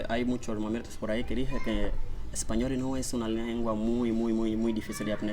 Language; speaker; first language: Spanish; non-native, learner; Portuguese